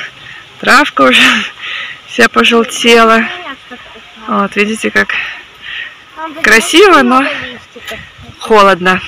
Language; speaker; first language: Russian; native; Russian